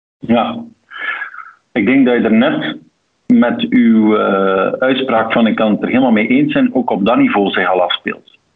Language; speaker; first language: Dutch; native; Dutch